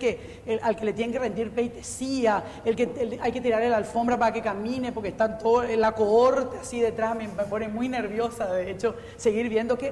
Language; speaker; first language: Spanish; native; Spanish